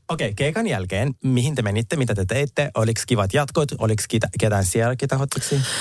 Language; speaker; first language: Finnish; native; Finnish